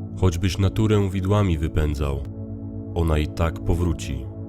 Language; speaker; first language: Polish; native; Polish